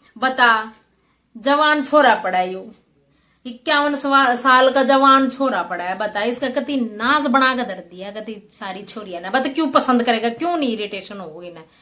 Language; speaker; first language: Hindi; native; Hindi